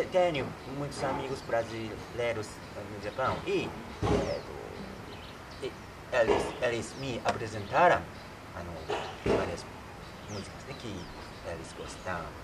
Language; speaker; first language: Portuguese; non-native, learner; Japanese